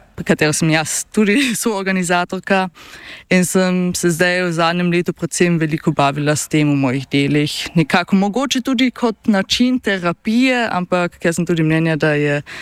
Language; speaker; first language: Slovenian; native; Slovenian